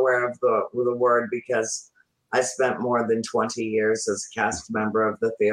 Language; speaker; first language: English; native; English